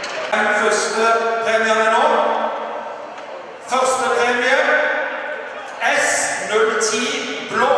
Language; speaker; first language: Norwegian; native; Norwegian